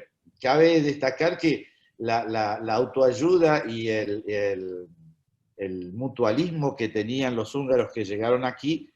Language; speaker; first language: Spanish; native; Spanish